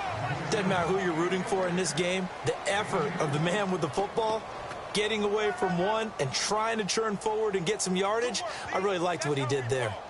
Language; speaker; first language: English; native; English